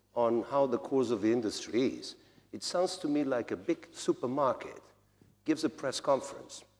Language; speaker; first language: English; non-native, fluent; Spanish